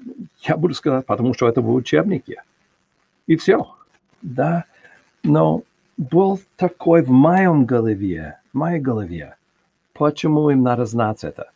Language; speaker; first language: Russian; non-native, learner; English